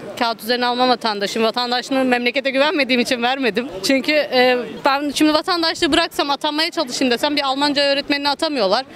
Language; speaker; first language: Turkish; early bilingual, heritage; Turkish